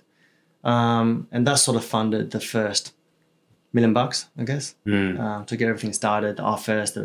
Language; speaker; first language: English; early bilingual, other home language; Chinese